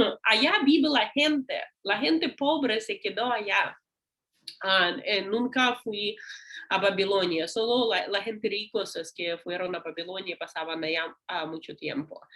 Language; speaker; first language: Spanish; non-native, learner; English